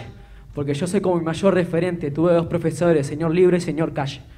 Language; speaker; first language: Spanish; native; Spanish